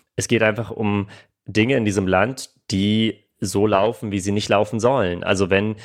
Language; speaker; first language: German; early bilingual, other home language; Armenian